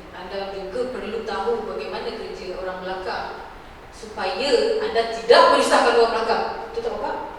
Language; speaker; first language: Malay; native; Malay